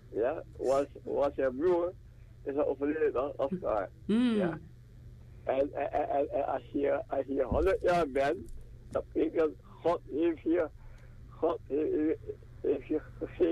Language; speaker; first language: Dutch; non-native, learner; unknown